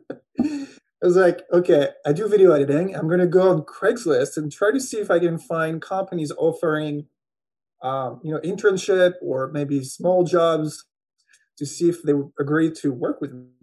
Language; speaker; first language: English; non-native, fluent; French